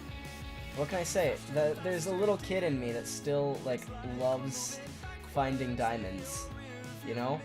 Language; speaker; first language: English; native; English